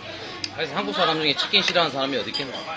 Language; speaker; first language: Korean; native; Korean